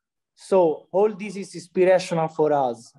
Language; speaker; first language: English; non-native, learner; Italian